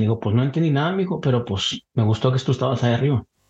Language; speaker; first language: Spanish; early bilingual, heritage; Spanish